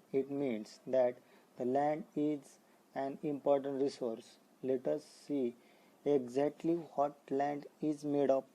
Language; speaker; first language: English; non-native, local second language; Marathi